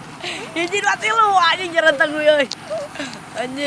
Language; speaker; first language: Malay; non-native, local second language; Sundanese